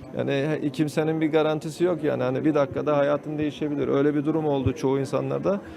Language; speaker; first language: Turkish; early bilingual, heritage; Turkish